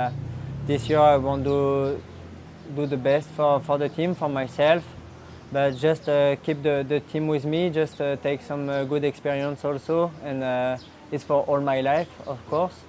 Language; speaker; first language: English; non-native, learner; French